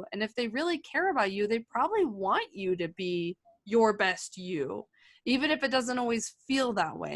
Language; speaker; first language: English; native; English